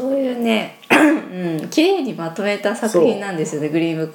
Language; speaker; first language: Japanese; native; Japanese